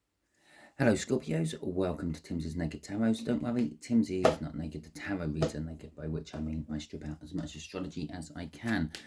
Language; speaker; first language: English; native; English